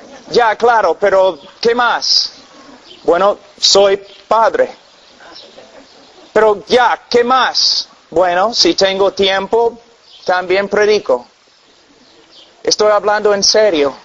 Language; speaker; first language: Spanish; non-native, fluent; English